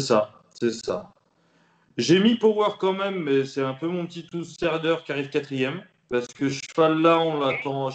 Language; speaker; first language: French; native; French